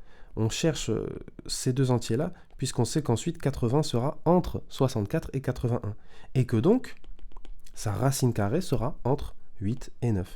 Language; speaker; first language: French; native; French